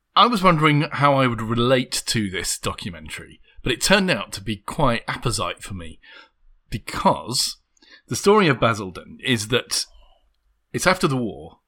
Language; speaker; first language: English; native; English